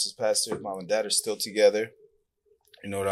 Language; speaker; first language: English; non-native, fluent; Persian